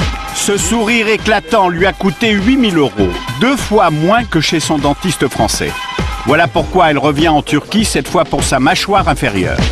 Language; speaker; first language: French; native; French